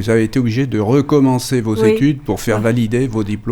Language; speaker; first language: French; native; French